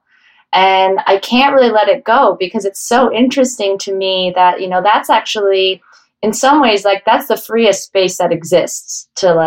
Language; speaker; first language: English; native; English